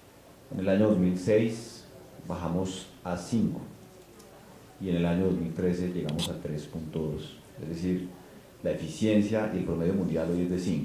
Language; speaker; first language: Spanish; native; Spanish